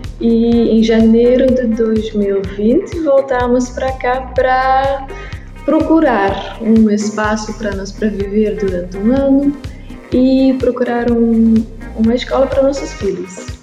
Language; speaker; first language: Portuguese; non-native, learner; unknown